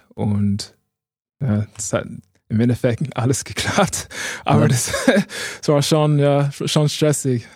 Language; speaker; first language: German; non-native, fluent; English